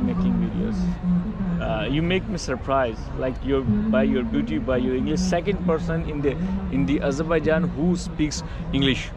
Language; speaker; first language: English; non-native, learner; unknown